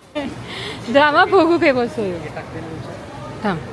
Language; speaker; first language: Korean; non-native, learner; English